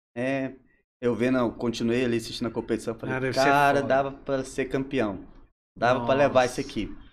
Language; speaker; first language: Portuguese; native; Portuguese